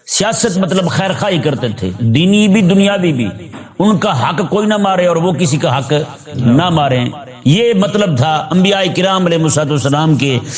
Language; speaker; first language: Urdu; non-native, local second language; Punjabi